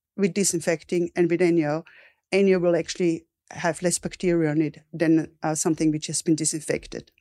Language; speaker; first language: English; non-native, fluent; German